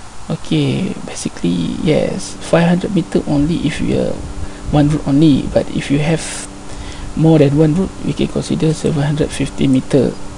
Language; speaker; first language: English; non-native, local second language; Malay